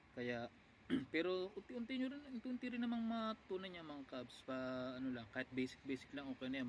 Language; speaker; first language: Filipino; non-native, local second language; Cebuano